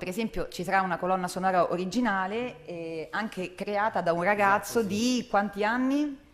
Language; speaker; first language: Italian; native; Italian